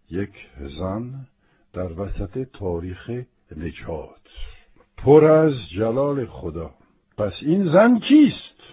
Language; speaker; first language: Persian; non-native, fluent; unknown